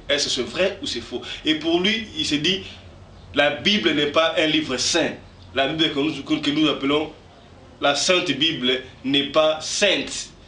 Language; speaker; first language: French; non-native, local second language; Lingala